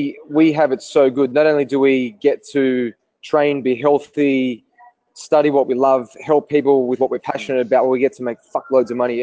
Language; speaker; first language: English; native; English